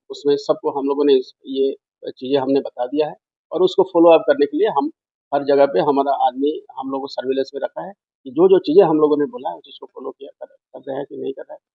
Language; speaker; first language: Hindi; non-native, local second language; Assamese